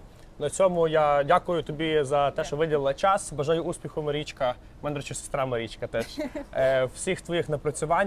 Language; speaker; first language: Ukrainian; native; Ukrainian